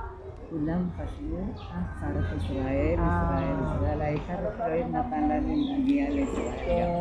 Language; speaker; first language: Hebrew; non-native, fluent; Malayalam